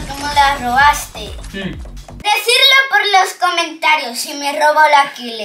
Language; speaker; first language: Spanish; native; Spanish